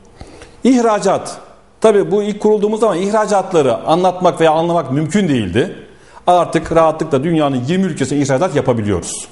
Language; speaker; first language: Turkish; native; Turkish